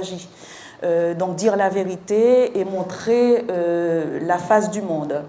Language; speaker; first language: French; non-native, local second language; Haitian Creole